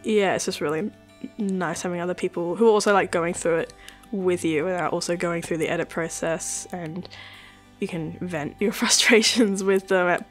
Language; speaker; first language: English; native; English